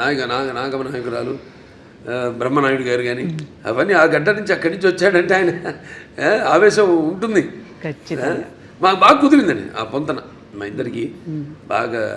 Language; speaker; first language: Telugu; native; Telugu